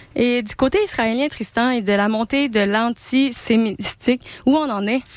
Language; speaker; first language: French; native; French